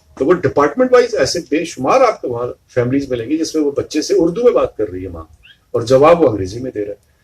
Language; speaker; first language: Urdu; native; Urdu